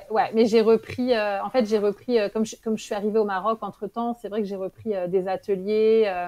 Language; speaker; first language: French; native; French